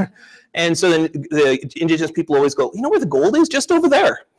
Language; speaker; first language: English; native; English